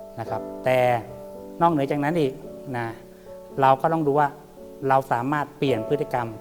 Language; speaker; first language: Thai; native; Thai